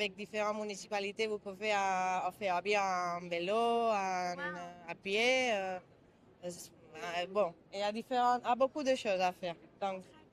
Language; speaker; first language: French; non-native, learner; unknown